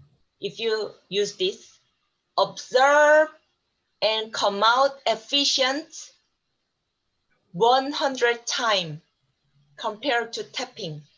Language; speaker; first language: English; non-native, learner; Korean